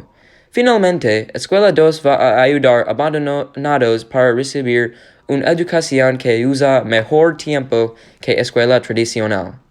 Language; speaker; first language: Spanish; non-native, learner; English